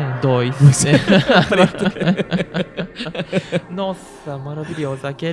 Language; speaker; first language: Portuguese; early bilingual, heritage; Japanese